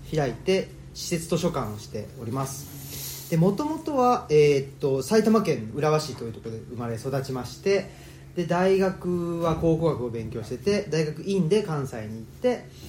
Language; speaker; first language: Japanese; native; Japanese